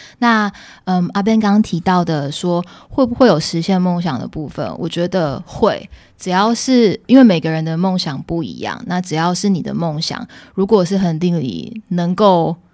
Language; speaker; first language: Chinese; early bilingual, heritage; Chinese